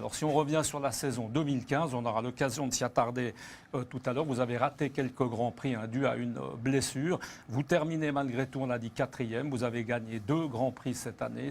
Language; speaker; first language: French; native; French